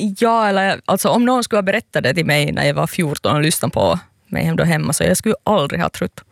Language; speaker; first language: Swedish; native; Swedish